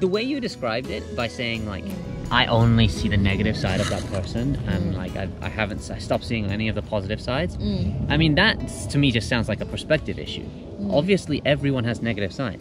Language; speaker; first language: English; native; English